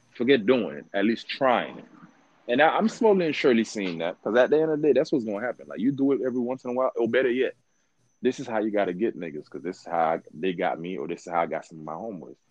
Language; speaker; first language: English; early bilingual, other home language; Haitian Creole